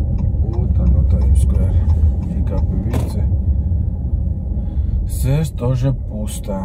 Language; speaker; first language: Russian; non-native, fluent; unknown